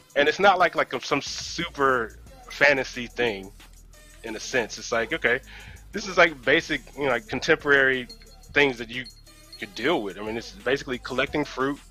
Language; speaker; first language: English; native; English